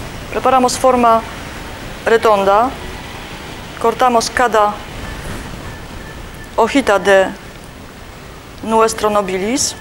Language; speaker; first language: Spanish; non-native, learner; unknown